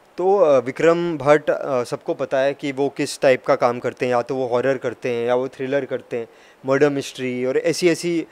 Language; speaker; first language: Hindi; native; Hindi